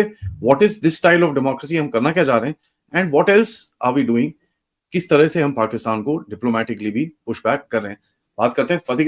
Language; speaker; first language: Hindi; native; Hindi